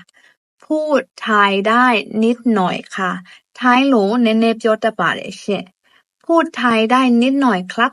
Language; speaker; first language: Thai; non-native, fluent; Burmese